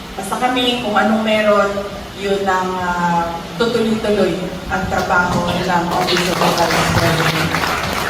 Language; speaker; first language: Filipino; non-native, local second language; Cebuano